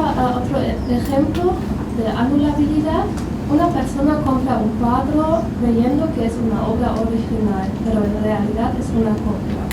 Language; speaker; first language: Spanish; non-native, fluent; German